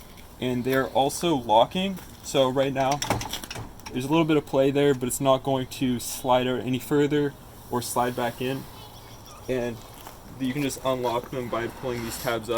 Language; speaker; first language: English; native; English